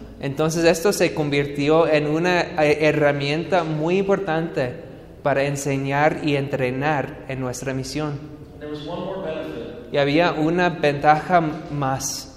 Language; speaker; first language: Spanish; non-native, fluent; English